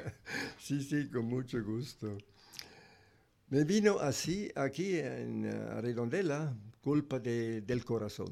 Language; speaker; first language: Spanish; non-native, learner; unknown